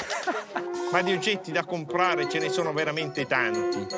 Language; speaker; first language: Italian; native; Italian